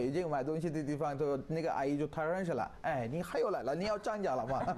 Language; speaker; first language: Chinese; non-native, learner; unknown